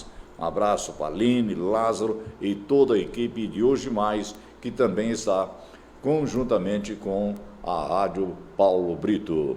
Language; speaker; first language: Portuguese; native; Portuguese